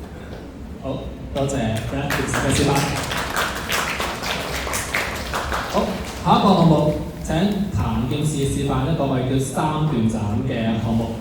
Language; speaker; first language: Cantonese; native; Cantonese